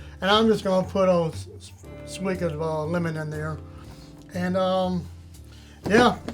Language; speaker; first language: English; native; English